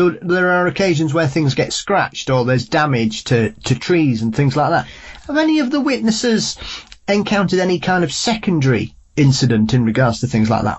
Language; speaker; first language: English; native; English